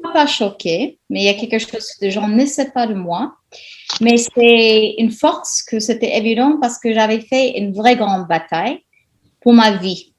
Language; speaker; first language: French; non-native, fluent; English